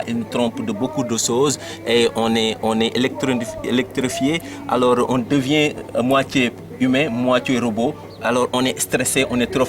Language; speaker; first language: French; non-native, local second language; Wolof